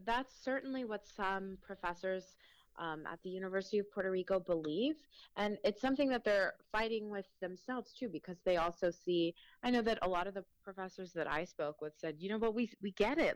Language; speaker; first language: English; early bilingual, other home language; Spanish